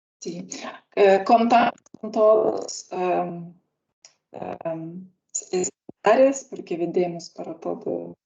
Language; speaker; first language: Spanish; non-native, learner; Lithuanian